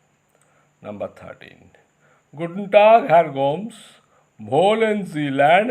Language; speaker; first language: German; non-native, fluent; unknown